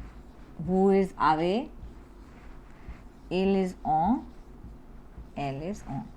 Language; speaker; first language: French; non-native, fluent; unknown